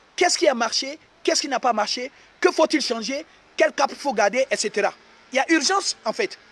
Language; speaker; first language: French; native; French